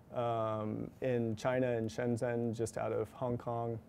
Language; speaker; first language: English; native; English